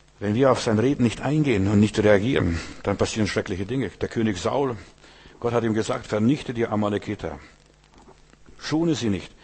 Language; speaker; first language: German; early bilingual, heritage; German